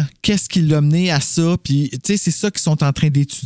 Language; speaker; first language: French; native; French